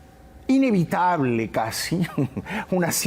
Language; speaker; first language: Spanish; native; Spanish